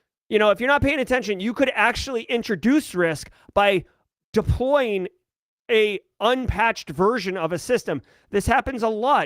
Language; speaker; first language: English; native; English